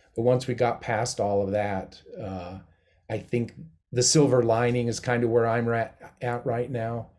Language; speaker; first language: English; native; English